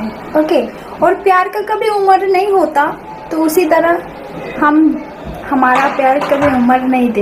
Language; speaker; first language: Hindi; non-native, local second language; Bangla